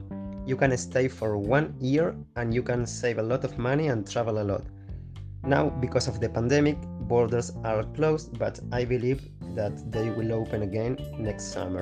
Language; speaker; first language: English; non-native, fluent; Spanish